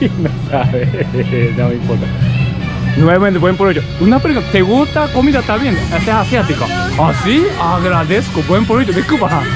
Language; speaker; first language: Spanish; non-native, learner; Japanese